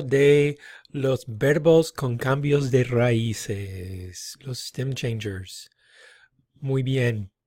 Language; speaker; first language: Spanish; non-native, fluent; English